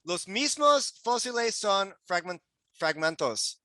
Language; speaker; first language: Spanish; non-native, learner; English